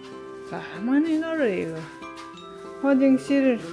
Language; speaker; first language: Korean; non-native, learner; Lao